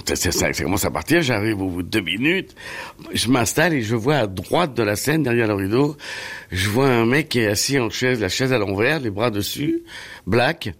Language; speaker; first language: French; native; French